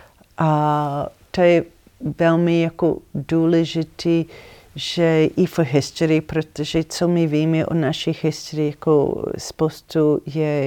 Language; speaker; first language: Czech; non-native, learner; English